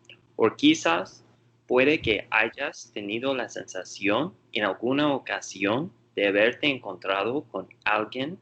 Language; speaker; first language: Spanish; non-native, learner; English